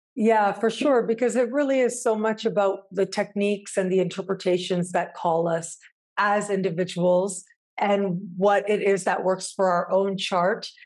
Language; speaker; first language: English; native; English